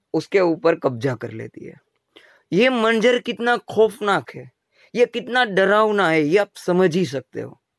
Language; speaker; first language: Hindi; non-native, local second language; Gujarati